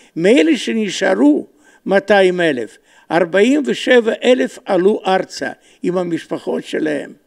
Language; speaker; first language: Hebrew; non-native, fluent; Romanian